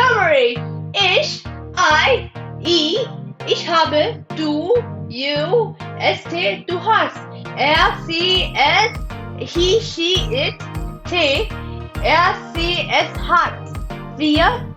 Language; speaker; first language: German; non-native, learner; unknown